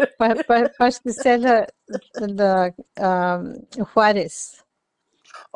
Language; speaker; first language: French; non-native, learner; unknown